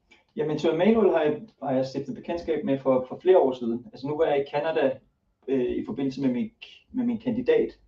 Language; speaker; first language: Danish; early bilingual, other home language; Kalaallisut